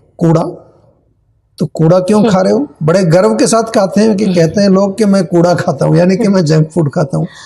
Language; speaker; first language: Hindi; native; Hindi